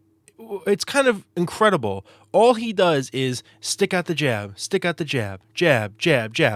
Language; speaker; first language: English; native; English